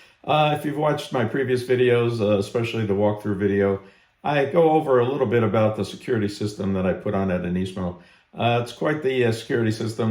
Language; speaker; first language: English; native; English